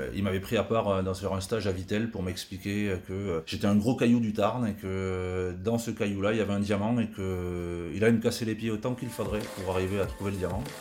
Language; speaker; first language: French; native; French